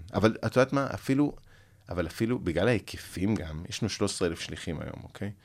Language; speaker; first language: Hebrew; early bilingual, other home language; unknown